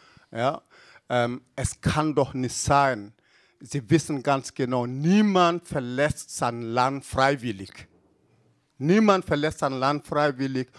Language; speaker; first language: German; non-native, fluent; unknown